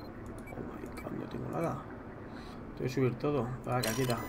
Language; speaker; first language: Spanish; native; Spanish